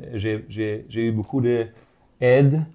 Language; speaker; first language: French; non-native, fluent; German